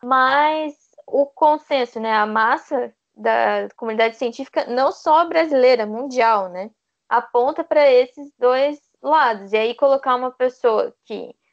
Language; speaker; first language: Portuguese; native; Portuguese